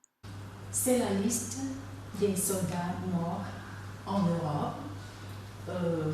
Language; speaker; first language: French; non-native, fluent; Thai